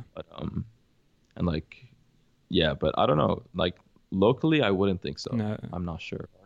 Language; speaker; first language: English; early bilingual, other home language; Arabic